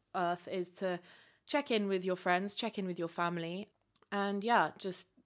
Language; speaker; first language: English; native; English